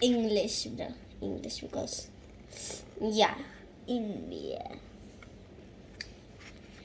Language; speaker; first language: English; non-native, local second language; Hindi